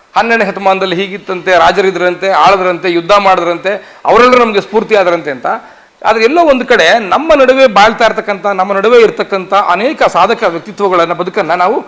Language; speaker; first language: Kannada; native; Kannada